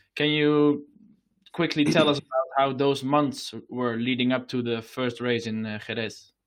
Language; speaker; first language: English; non-native, fluent; Dutch